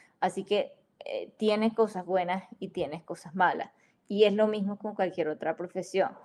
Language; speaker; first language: Spanish; native; Spanish